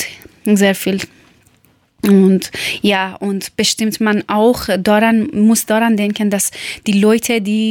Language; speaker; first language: German; non-native, learner; Persian